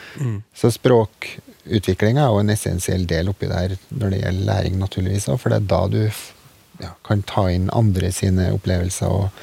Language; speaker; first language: Norwegian; native; Norwegian